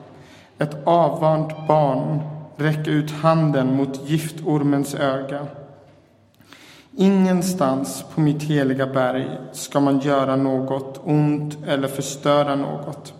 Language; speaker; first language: Swedish; native; Swedish